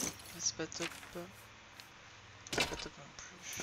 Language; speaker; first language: French; native; French